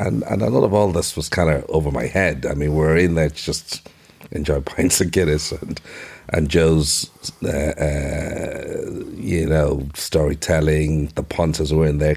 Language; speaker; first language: English; non-native, local second language; Igbo